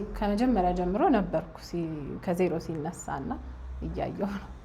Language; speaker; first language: Amharic; native; Amharic